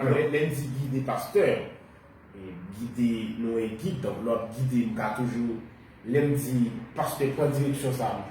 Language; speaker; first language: Haitian Creole; native; Haitian Creole